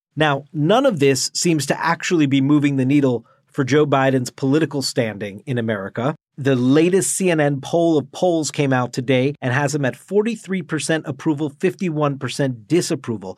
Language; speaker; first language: English; native; English